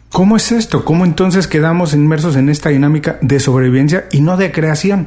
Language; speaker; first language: Spanish; native; Spanish